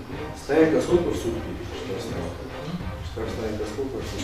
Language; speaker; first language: Russian; non-native, local second language; Kyrgyz